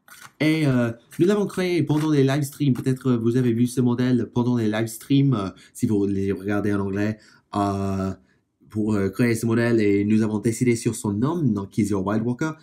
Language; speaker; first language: French; non-native, fluent; English